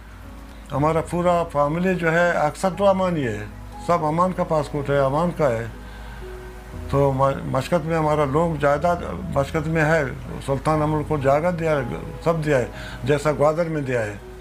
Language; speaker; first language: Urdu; non-native, local second language; Baluchi